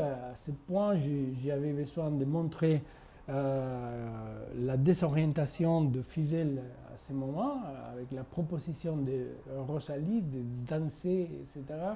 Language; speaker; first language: French; non-native, fluent; Spanish